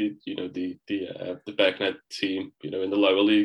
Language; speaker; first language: English; native; English